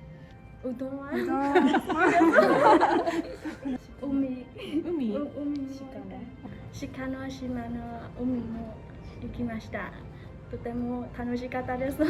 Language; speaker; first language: Japanese; non-native, learner; Burmese